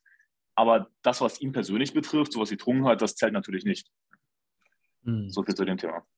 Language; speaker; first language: German; native; German